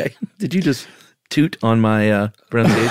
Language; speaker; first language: English; native; English